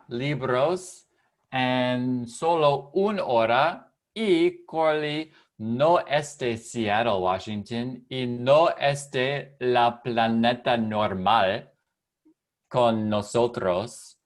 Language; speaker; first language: Spanish; non-native, learner; English